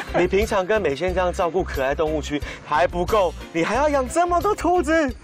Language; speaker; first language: Chinese; native; Chinese